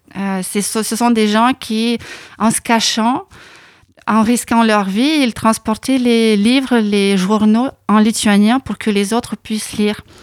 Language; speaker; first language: French; non-native, fluent; Lithuanian